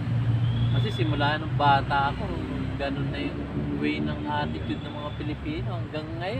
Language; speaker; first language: Filipino; native; Filipino